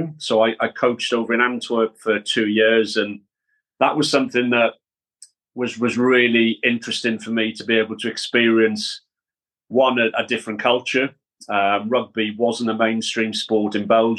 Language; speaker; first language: English; native; English